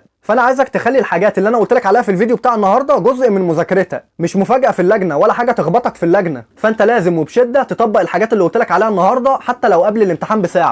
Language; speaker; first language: Arabic; native; Arabic